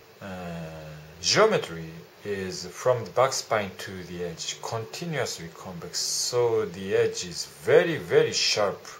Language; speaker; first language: English; non-native, learner; Japanese